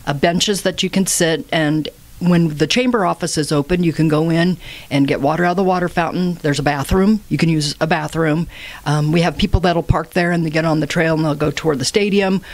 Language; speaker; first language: English; native; English